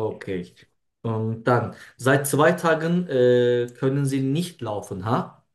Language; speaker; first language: German; non-native, learner; Turkish